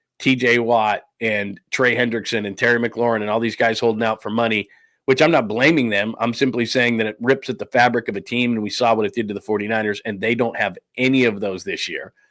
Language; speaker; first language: English; native; English